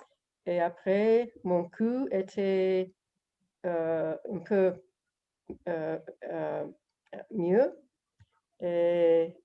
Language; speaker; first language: French; non-native, learner; English